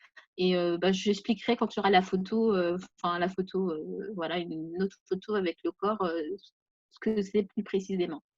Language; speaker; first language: French; native; French